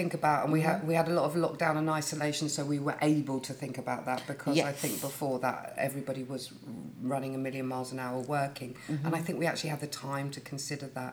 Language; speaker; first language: English; native; English